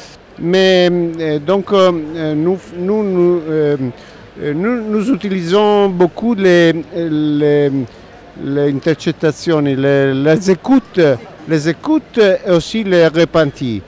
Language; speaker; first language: French; non-native, learner; Italian